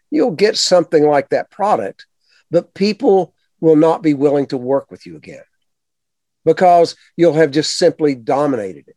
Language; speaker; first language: English; native; English